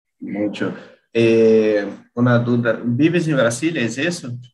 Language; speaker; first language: Spanish; non-native, learner; Portuguese